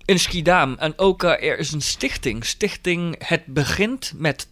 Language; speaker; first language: Dutch; non-native, fluent; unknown